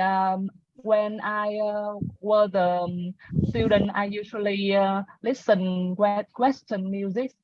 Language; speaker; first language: English; non-native, learner; Vietnamese